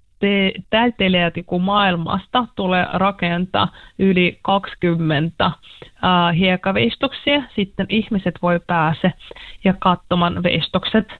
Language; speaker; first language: Finnish; non-native, learner; Russian